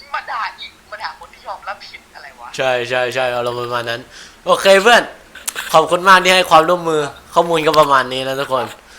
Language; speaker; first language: Thai; native; Thai